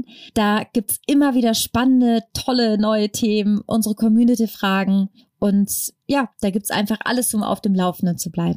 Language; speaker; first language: German; native; German